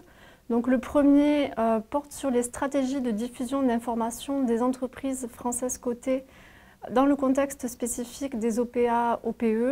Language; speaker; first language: French; native; French